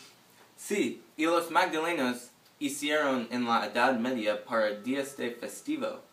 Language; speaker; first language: Spanish; non-native, learner; English